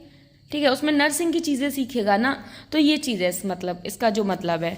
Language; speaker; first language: Hindi; native; Hindi